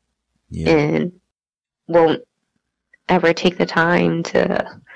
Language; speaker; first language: English; native; English